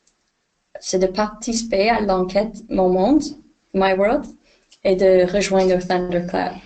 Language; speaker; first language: French; non-native, fluent; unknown